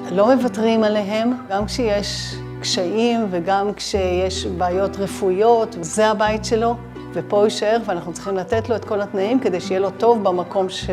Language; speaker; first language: Hebrew; native; Hebrew